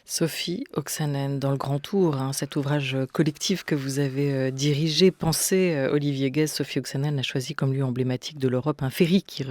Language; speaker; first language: French; native; French